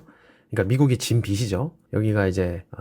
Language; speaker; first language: Korean; native; Korean